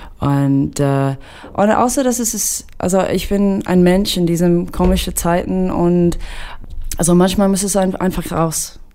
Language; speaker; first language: German; non-native, fluent; English